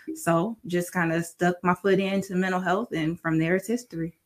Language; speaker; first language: English; native; English